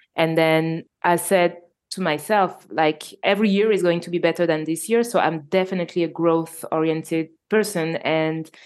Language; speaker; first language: English; non-native, fluent; French